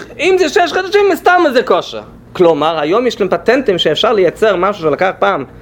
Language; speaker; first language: Hebrew; non-native, fluent; English